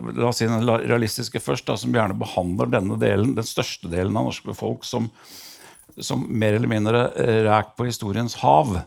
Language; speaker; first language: Norwegian; native; Norwegian